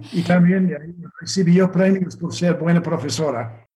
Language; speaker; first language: Spanish; non-native, fluent; English